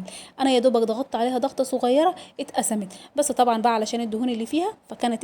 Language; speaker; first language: Arabic; native; Arabic